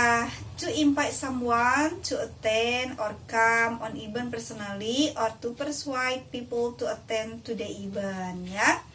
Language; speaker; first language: English; non-native, learner; Indonesian